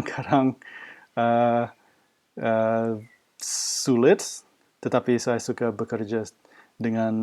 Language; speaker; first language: Indonesian; non-native, fluent; English